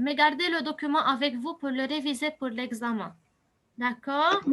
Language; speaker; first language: French; non-native, fluent; Arabic